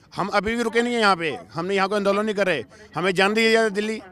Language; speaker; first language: Hindi; native; Hindi